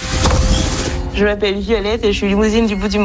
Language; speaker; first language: French; non-native, local second language; Kinyarwanda